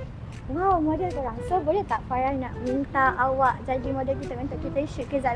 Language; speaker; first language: Malay; native; Malay